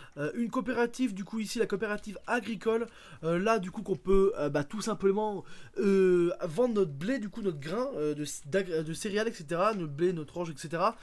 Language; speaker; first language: French; native; French